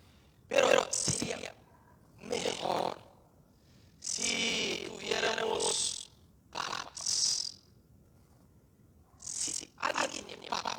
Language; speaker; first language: Spanish; non-native, learner; Portuguese